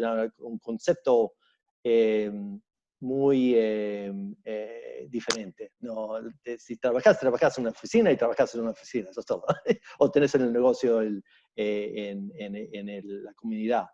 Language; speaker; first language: Spanish; early bilingual, heritage; Spanish